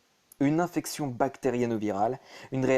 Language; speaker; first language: French; native; French